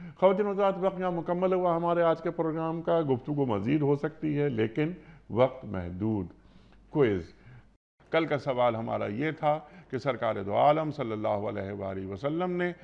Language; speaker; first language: Urdu; native; Urdu